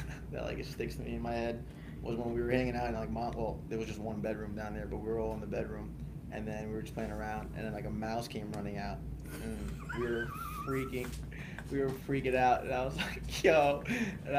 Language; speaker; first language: English; native; English